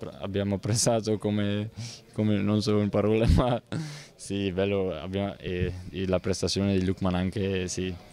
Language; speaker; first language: Italian; non-native, learner; Dutch